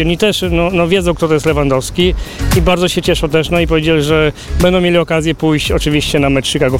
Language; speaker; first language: Polish; native; Polish